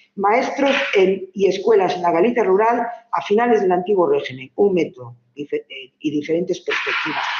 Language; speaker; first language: Spanish; non-native, local second language; Galician